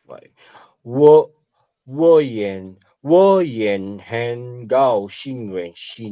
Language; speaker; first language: Chinese; non-native, learner; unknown